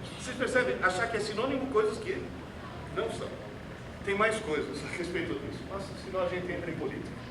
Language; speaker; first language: Portuguese; early bilingual, other home language; Italian